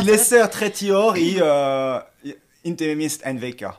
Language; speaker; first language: Swedish; non-native, fluent; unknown